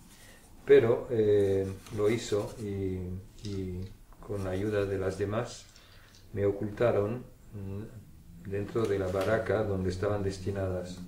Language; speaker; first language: Spanish; early bilingual, heritage; German